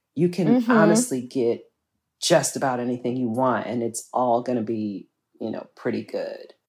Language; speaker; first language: English; native; English